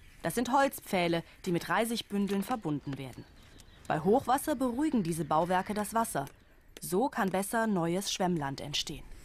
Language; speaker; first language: German; native; German